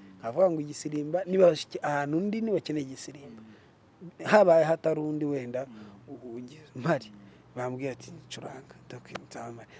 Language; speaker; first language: Kinyarwanda; early bilingual, other home language; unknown